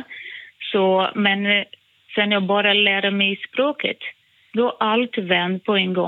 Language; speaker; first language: Swedish; non-native, fluent; Portuguese